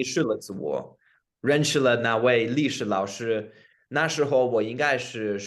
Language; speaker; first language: Chinese; non-native, fluent; English